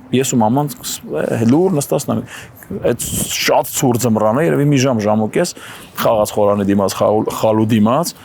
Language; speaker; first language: Armenian; native; Armenian